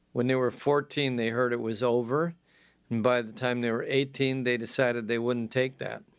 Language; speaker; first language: English; native; English